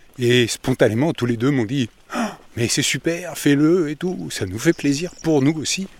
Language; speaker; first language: French; native; French